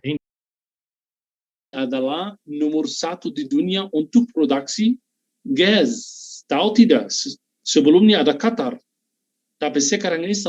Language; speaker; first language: Indonesian; non-native, fluent; Arabic